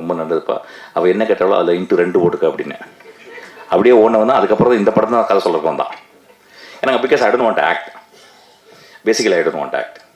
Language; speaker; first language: Tamil; native; Tamil